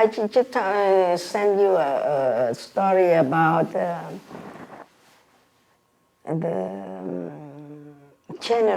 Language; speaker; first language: English; non-native, learner; Vietnamese